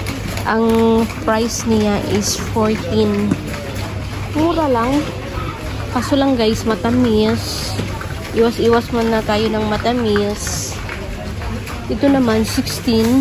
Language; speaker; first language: Filipino; native; Filipino